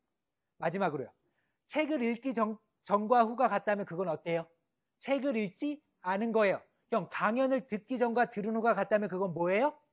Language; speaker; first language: Korean; native; Korean